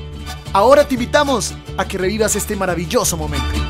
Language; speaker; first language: Spanish; native; Spanish